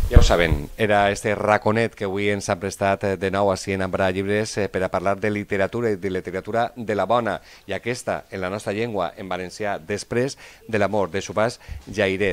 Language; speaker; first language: Catalan; native; Catalan